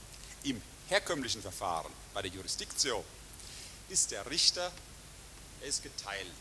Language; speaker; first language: German; native; German